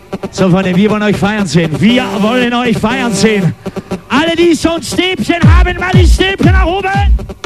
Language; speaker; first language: German; native; German